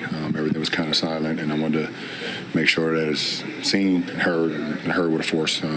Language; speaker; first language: English; native; English